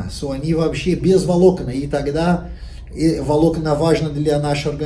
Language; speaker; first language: Russian; non-native, learner; Portuguese